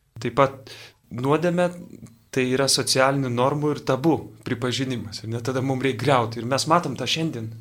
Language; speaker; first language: Lithuanian; native; Lithuanian